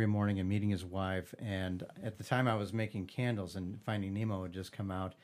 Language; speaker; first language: English; native; English